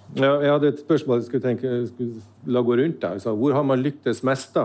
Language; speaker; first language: Norwegian; native; Norwegian